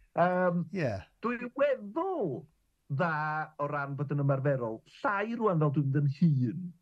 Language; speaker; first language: Welsh; native; Welsh